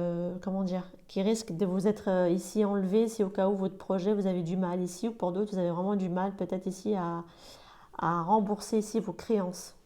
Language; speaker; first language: French; native; French